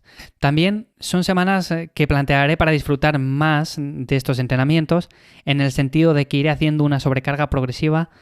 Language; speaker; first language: Spanish; native; Spanish